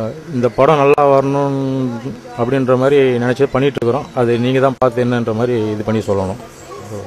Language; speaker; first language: Tamil; native; Tamil